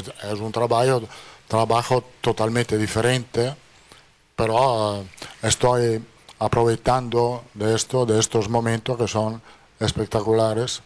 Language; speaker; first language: Portuguese; non-native, fluent; Italian